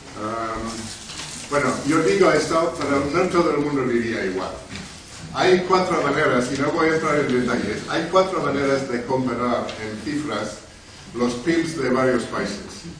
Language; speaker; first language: Spanish; non-native, fluent; English